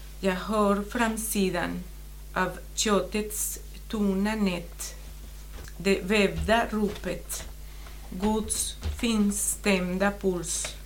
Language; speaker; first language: Swedish; non-native, fluent; Spanish